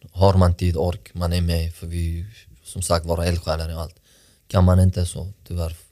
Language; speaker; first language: Swedish; early bilingual, other home language; Persian